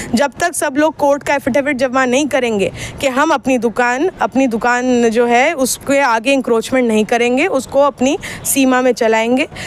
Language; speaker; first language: Hindi; native; Hindi